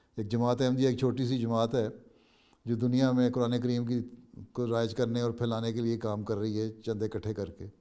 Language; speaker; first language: Urdu; native; Urdu